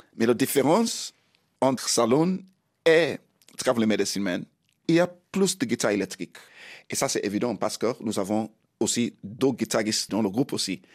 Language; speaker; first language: French; non-native, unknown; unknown